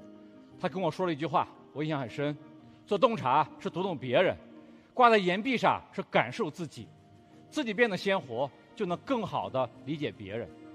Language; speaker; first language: Chinese; native; Chinese